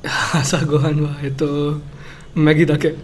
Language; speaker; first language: Japanese; non-native, learner; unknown